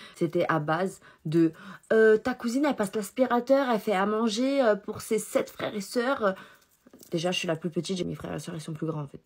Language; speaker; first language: French; early bilingual, other home language; Chinese